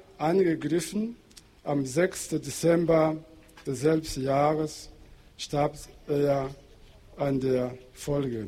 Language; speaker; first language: German; non-native, fluent; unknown